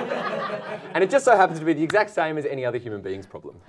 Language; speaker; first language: English; native; English